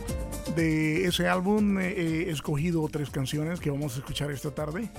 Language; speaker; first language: Spanish; native; Spanish